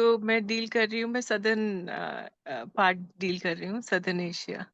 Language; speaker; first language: Hindi; native; Hindi